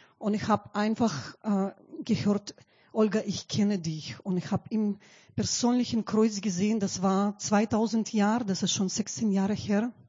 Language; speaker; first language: German; non-native, fluent; Russian